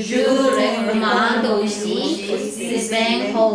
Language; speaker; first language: French; non-native, learner; Korean